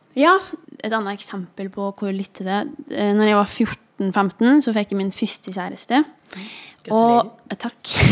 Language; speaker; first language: Norwegian; native; Norwegian